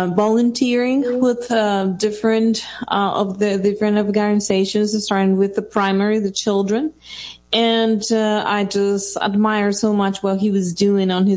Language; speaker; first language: English; non-native, fluent; Spanish